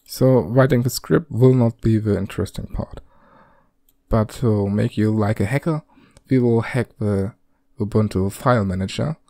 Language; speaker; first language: English; non-native, fluent; German